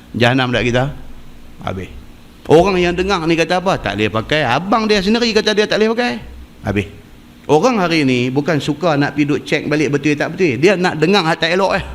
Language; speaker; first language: Malay; native; Malay